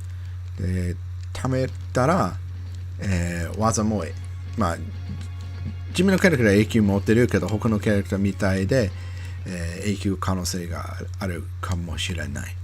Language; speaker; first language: Japanese; non-native, learner; English